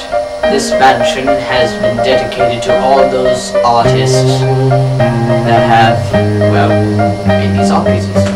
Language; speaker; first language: English; native; English